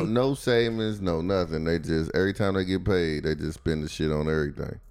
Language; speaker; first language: English; native; English